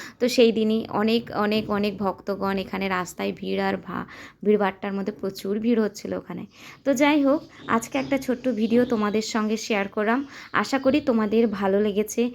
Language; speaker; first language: Bangla; non-native, local second language; Santali